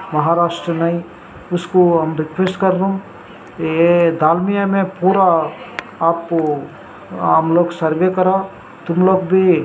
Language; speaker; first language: Hindi; non-native, local second language; Telugu